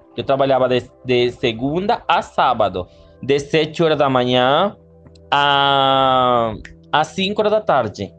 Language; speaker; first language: Portuguese; non-native, learner; Spanish